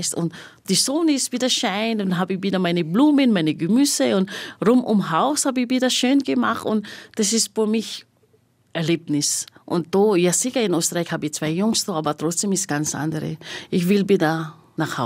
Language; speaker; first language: German; non-native, learner; Filipino